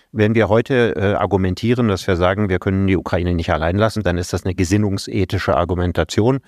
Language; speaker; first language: German; native; German